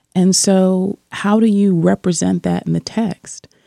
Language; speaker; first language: English; native; English